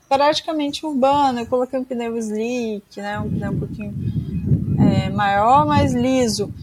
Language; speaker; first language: Portuguese; native; Portuguese